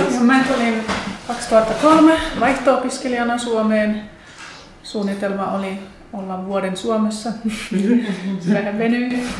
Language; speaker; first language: Finnish; non-native, fluent; German